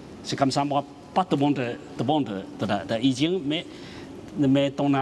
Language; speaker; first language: French; non-native, learner; Chinese